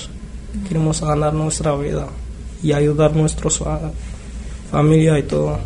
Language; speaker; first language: Spanish; non-native, learner; Arabic